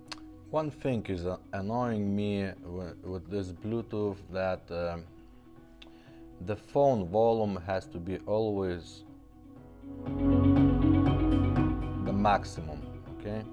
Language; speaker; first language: English; non-native, fluent; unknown